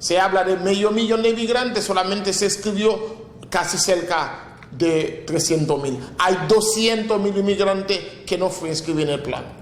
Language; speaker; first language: Spanish; non-native, fluent; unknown